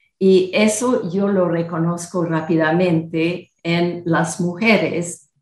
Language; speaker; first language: Spanish; non-native, fluent; French